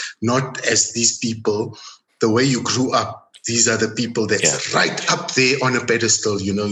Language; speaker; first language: English; non-native, local second language; Afrikaans